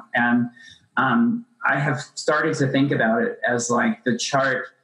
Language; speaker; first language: English; native; English